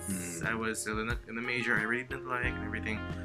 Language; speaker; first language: English; non-native, local second language; Filipino